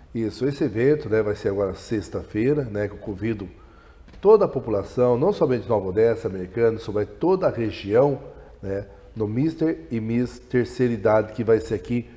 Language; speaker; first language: Portuguese; native; Portuguese